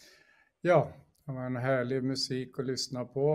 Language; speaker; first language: Norwegian; non-native, learner; Swedish